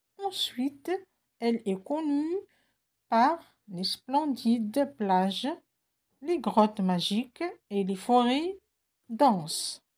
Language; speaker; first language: French; non-native, local second language; Arabic